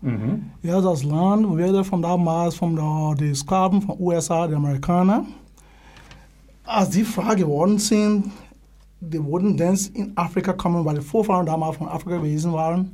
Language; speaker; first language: German; non-native, learner; English